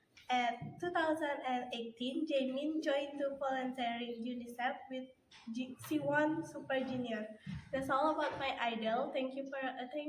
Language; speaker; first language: English; non-native, learner; Indonesian